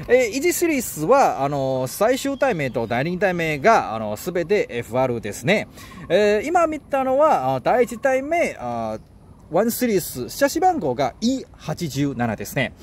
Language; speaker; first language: Japanese; non-native, learner; Chinese